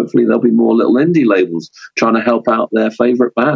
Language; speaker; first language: English; native; English